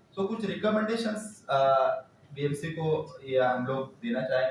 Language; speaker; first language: Hindi; non-native, local second language; Marathi